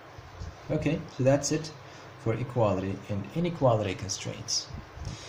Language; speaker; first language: English; non-native, fluent; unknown